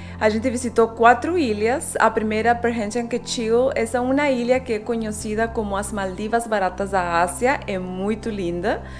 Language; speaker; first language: Portuguese; non-native, fluent; Spanish